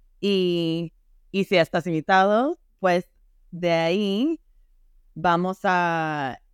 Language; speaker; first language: Spanish; non-native, fluent; English